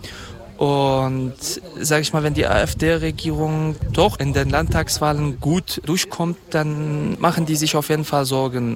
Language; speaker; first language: German; non-native, fluent; Kurdish